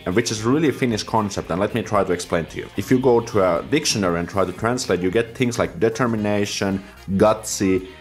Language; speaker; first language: English; non-native, fluent; Finnish